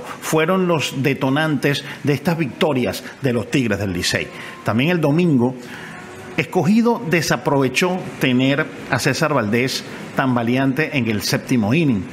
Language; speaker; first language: Spanish; native; Spanish